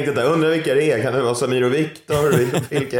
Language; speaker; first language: Swedish; native; Swedish